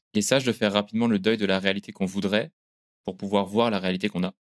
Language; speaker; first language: French; native; French